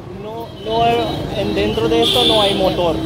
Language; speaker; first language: Spanish; non-native, learner; Hindi